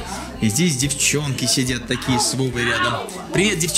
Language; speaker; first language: Russian; native; Russian